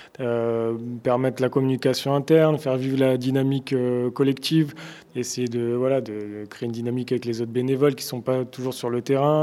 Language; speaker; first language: French; native; French